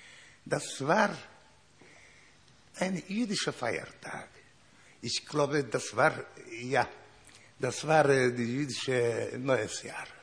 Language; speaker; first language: German; non-native, learner; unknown